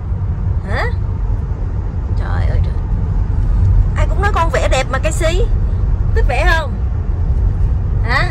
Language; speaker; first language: Vietnamese; native; Vietnamese